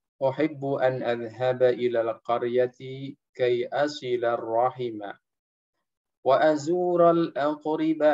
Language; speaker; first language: Arabic; non-native, fluent; Indonesian